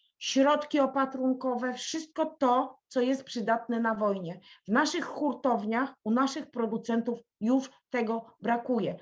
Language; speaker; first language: Polish; native; Polish